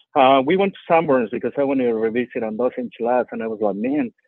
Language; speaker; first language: English; non-native, fluent; Spanish